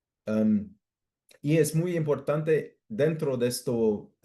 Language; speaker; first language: Spanish; non-native, fluent; English